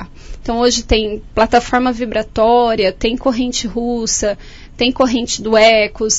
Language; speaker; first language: Portuguese; native; Portuguese